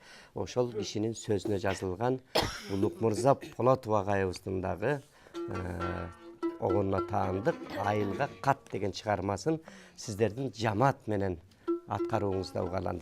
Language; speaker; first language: Kyrgyz; native; Kyrgyz